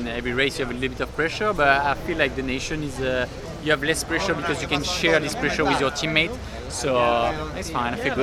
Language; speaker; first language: English; non-native, fluent; French